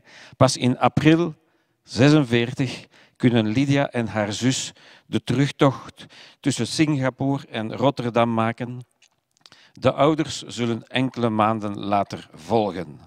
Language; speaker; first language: Dutch; non-native, local second language; French